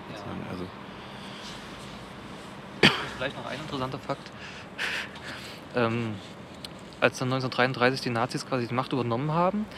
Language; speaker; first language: German; native; German